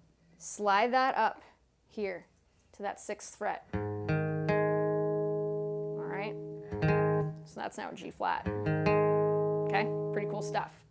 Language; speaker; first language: English; native; English